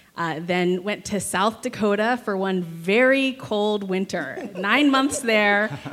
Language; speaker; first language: English; native; English